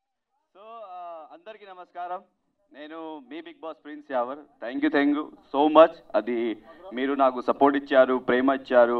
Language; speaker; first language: Telugu; non-native, learner; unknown